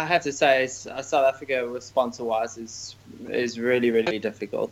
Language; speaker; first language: English; native; English